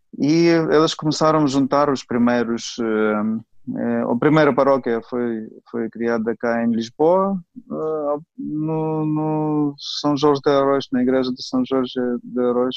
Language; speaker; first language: Portuguese; non-native, fluent; Ukrainian